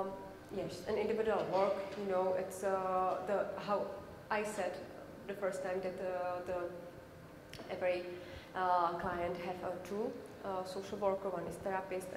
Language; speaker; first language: English; non-native, learner; Czech